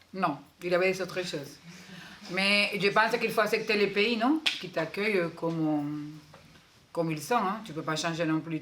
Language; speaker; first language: French; non-native, fluent; Spanish